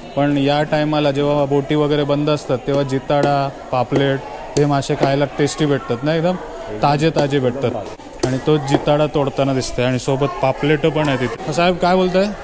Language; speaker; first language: Marathi; native; Marathi